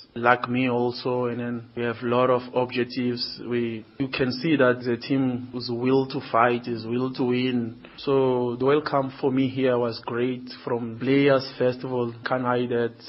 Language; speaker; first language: English; non-native, learner; Portuguese